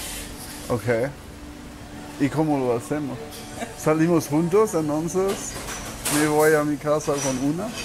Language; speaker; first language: Spanish; non-native, learner; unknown